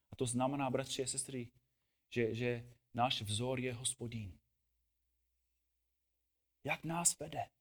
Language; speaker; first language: Czech; non-native, fluent; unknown